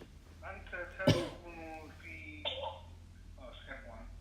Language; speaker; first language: Arabic; non-native, learner; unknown